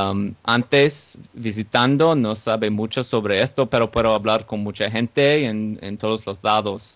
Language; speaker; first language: Spanish; non-native, learner; English